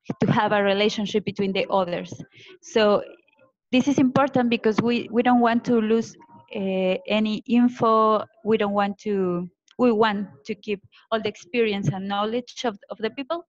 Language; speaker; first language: English; non-native, fluent; Spanish